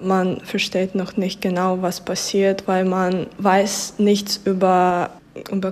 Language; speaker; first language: German; non-native, fluent; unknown